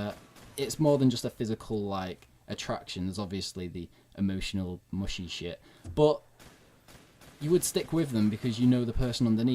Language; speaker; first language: English; native; English